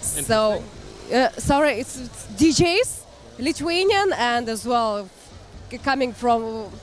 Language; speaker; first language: English; non-native, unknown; Lithuanian